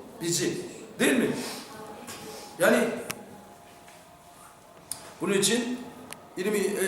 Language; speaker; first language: Turkish; non-native, fluent; Korean